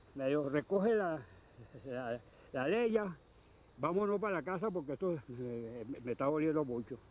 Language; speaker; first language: Spanish; native; Spanish